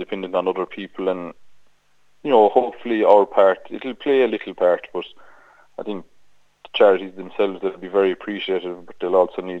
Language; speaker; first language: English; native; English